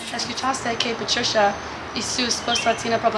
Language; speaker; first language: Spanish; non-native, learner; English